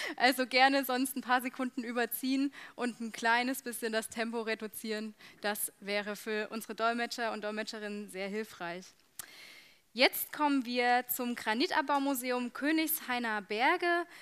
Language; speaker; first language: German; native; German